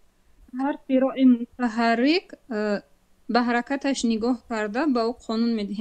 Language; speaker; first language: Persian; native; Persian